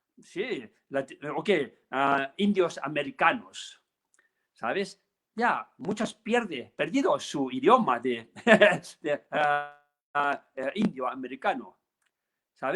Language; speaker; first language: Spanish; non-native, learner; Tibetan